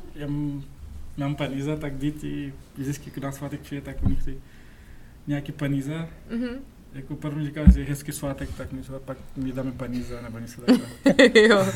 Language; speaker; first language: Czech; non-native, learner; Pashto